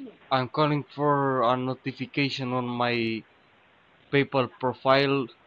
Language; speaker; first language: English; non-native, learner; Romanian